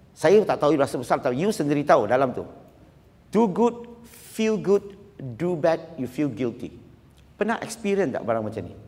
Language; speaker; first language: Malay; non-native, local second language; Chinese